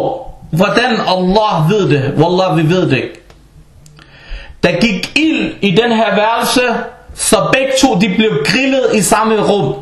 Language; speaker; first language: Danish; non-native, fluent; Arabic